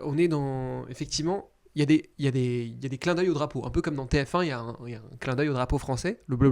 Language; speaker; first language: French; native; French